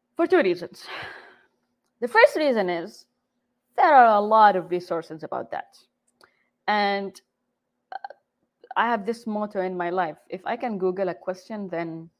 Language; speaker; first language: English; non-native, fluent; Arabic